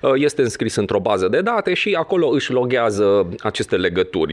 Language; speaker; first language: Romanian; non-native, local second language; Hungarian